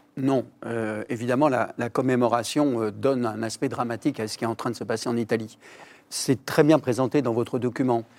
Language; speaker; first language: French; native; French